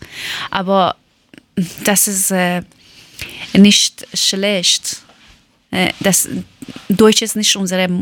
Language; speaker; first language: German; non-native, learner; Persian